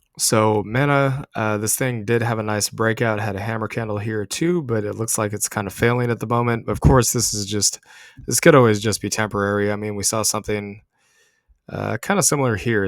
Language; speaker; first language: English; native; English